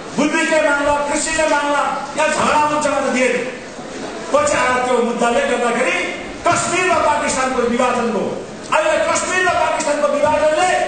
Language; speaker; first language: Nepali; non-native, local second language; Sherpa